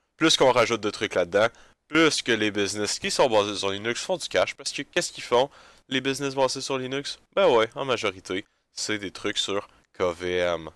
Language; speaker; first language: French; native; French